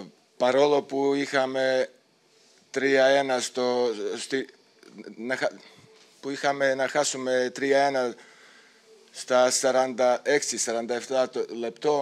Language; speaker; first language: Greek; non-native, fluent; Serbian